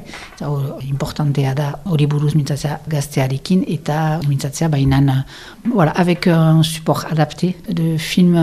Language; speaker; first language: Basque; non-native, local second language; French